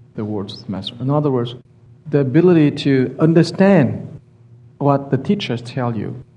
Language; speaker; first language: English; non-native, fluent; Vietnamese